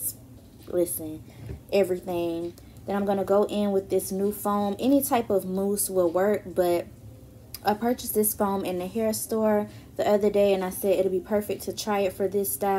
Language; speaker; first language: English; native; English